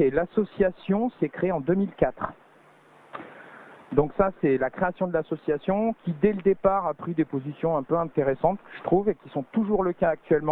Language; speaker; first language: French; native; French